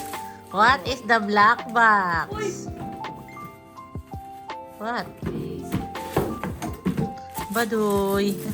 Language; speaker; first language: English; non-native, local second language; Filipino